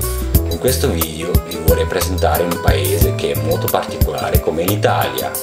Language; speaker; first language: Italian; non-native, learner; Dutch